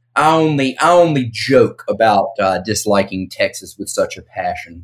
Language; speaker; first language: English; native; English